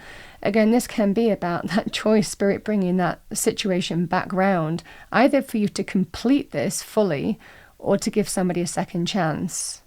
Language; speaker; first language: English; native; English